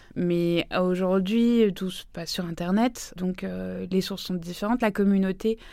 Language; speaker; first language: French; native; French